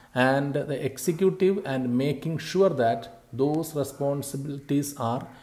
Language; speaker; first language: English; non-native, local second language; Malayalam